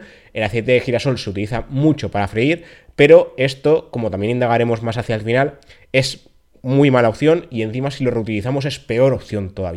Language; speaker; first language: Spanish; native; Spanish